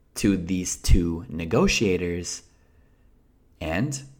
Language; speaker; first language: English; native; English